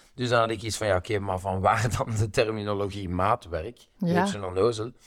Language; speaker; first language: Dutch; native; Dutch